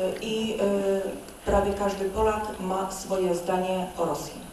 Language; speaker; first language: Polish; non-native, learner; Russian